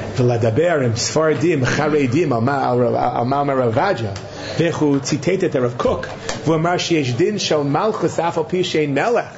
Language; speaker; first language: Hebrew; non-native, fluent; English